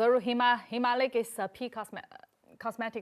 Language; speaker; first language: Hindi; non-native, fluent; Chinese